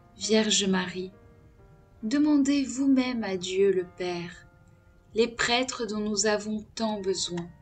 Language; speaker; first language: French; native; French